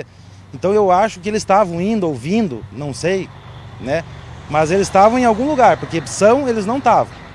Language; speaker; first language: Portuguese; native; Portuguese